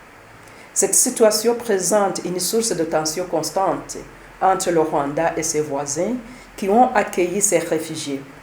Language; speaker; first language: French; non-native, local second language; Kinyarwanda